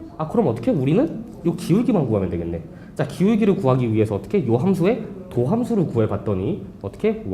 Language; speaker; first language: Korean; native; Korean